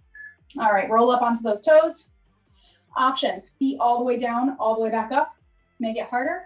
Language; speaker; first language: English; native; English